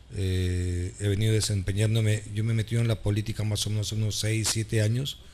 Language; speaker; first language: Spanish; native; Spanish